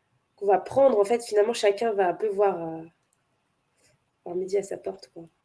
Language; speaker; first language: French; native; French